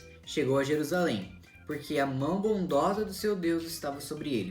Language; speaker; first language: Portuguese; native; Portuguese